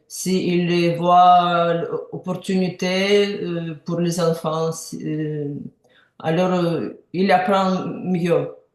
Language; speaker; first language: French; non-native, learner; Ukrainian